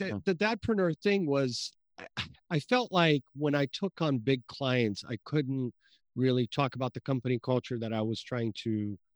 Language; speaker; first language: English; early bilingual, other home language; Portuguese